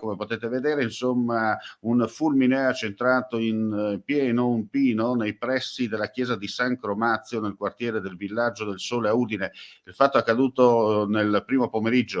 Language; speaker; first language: Italian; native; Italian